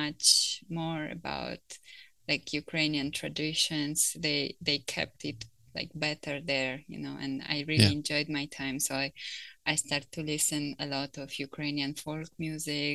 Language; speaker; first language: English; non-native, fluent; Ukrainian